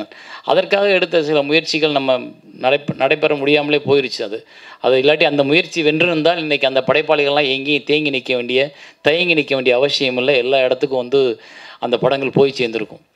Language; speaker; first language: Tamil; native; Tamil